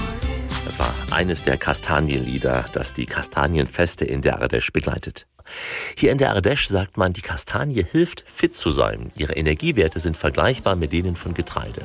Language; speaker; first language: German; native; German